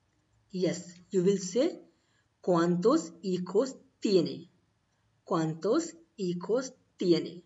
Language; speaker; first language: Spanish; non-native, learner; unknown